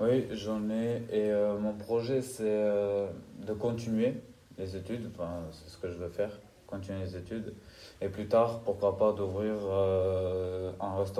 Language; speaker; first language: French; non-native, fluent; Albanian